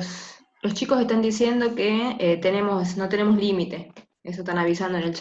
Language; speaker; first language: Spanish; native; Spanish